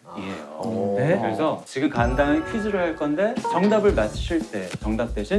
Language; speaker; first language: Korean; native; Korean